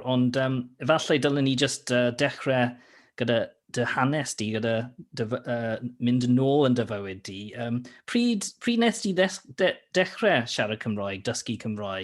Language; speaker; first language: Welsh; non-native, fluent; English